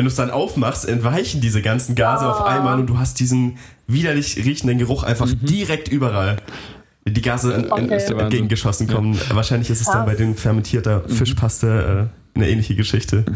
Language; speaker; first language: German; native; German